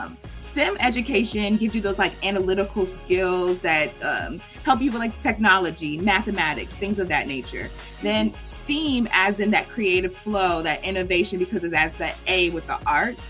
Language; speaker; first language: English; native; English